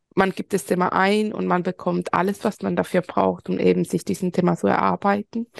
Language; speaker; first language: German; early bilingual, other home language; Spanish